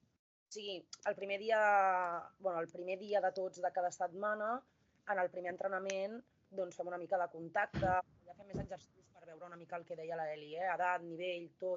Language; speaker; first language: Catalan; native; Catalan